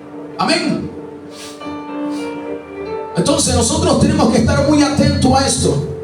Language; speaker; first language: Spanish; native; Spanish